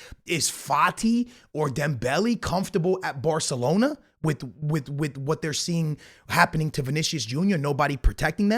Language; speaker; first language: English; native; English